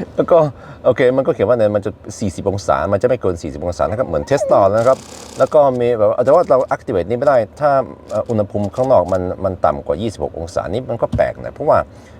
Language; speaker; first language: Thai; non-native, fluent; Norwegian